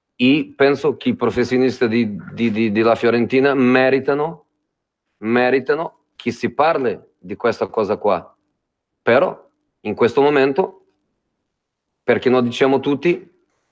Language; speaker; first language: Italian; non-native, fluent; Spanish